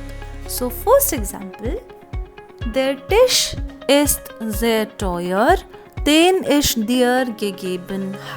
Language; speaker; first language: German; non-native, fluent; Hindi